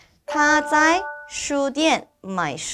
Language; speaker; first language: Chinese; non-native, fluent; Korean